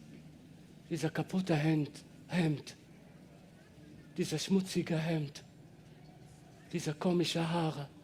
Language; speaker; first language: German; non-native, learner; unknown